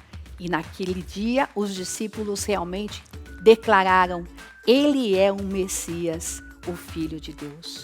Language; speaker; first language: Portuguese; native; Portuguese